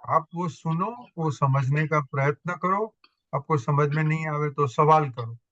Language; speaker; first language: Hindi; non-native, local second language; Gujarati